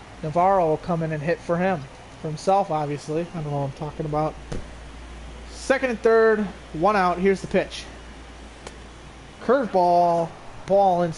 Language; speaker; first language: English; native; English